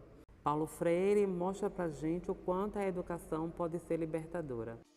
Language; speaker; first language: Portuguese; native; Portuguese